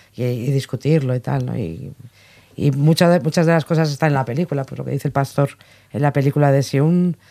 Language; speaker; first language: Spanish; native; Spanish